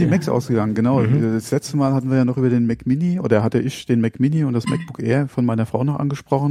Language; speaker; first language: German; native; German